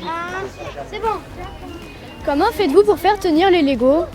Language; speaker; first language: French; native; French